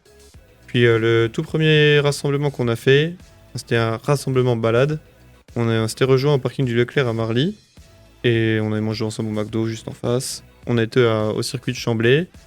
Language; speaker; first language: French; native; French